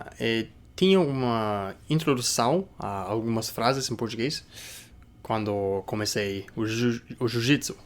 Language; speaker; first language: Portuguese; non-native, fluent; English